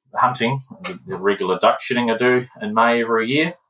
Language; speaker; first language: English; native; English